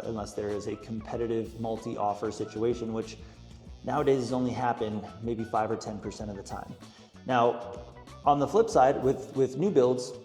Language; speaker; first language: English; native; English